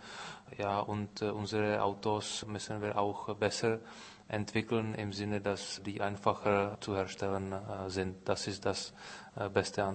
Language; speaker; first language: German; non-native, fluent; Czech